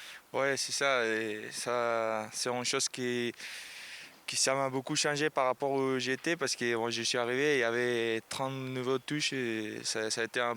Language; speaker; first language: French; non-native, learner; Spanish